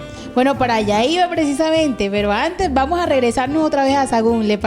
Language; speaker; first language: Spanish; native; Spanish